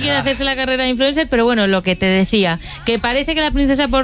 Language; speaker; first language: Spanish; native; Spanish